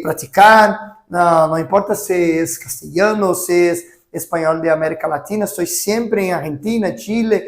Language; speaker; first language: Spanish; non-native, fluent; Portuguese